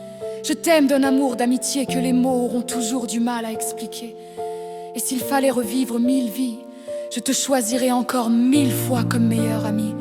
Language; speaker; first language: French; native; French